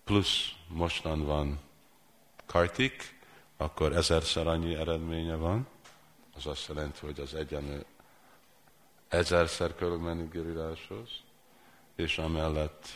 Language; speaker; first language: Hungarian; early bilingual, heritage; Hungarian